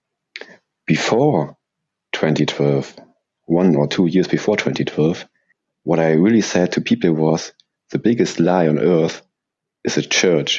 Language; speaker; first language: English; non-native, fluent; German